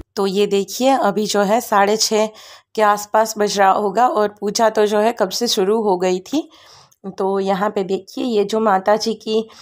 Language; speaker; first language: Hindi; non-native, local second language; Gujarati